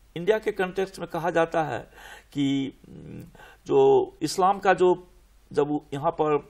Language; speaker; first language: Hindi; native; Hindi